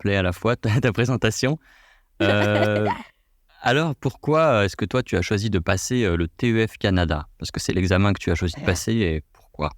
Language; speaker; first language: French; native; French